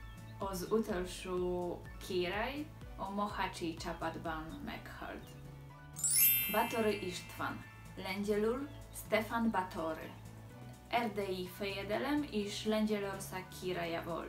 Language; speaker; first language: Hungarian; non-native, learner; Polish